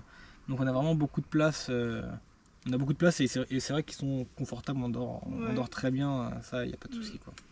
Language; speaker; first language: French; native; French